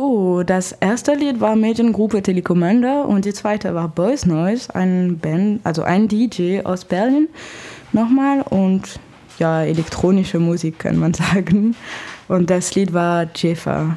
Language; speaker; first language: German; non-native, fluent; French